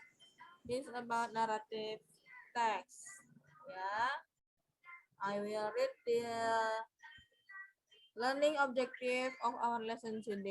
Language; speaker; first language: English; non-native, learner; Indonesian